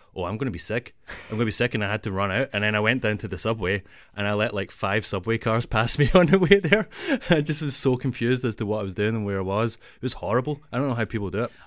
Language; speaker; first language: English; native; English